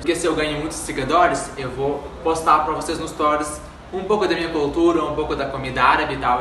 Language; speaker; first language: Portuguese; non-native, fluent; Arabic